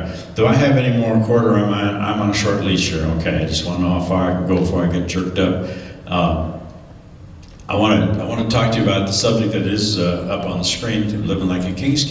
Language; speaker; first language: English; native; English